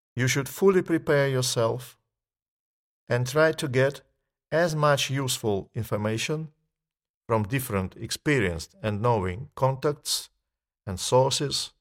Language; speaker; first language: English; non-native, fluent; Russian